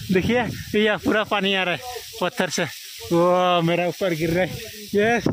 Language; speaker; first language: Hindi; non-native, local second language; Assamese